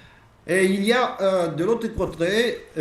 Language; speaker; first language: French; non-native, fluent; Romanian